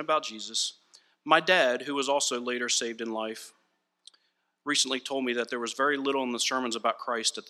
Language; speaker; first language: English; native; English